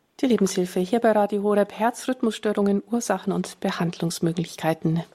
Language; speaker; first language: German; native; German